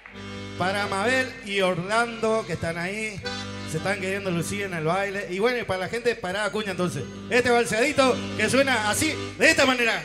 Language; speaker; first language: Spanish; native; Spanish